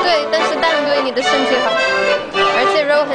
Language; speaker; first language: Chinese; non-native, fluent; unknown